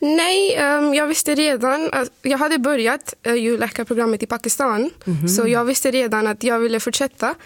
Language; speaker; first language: Swedish; non-native, fluent; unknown